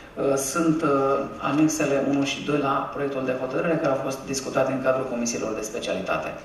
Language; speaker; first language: Romanian; native; Romanian